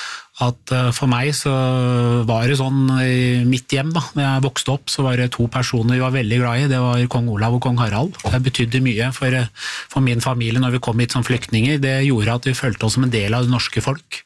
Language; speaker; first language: Norwegian; native; Norwegian